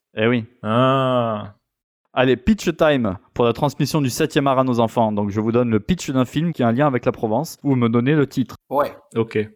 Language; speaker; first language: French; native; French